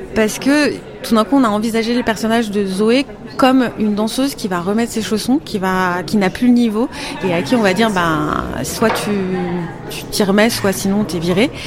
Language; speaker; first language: French; native; French